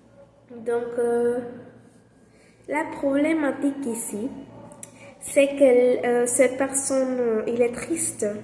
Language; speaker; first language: French; non-native, learner; Spanish